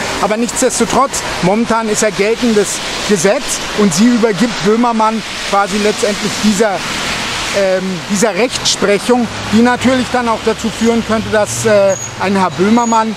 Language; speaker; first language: German; native; German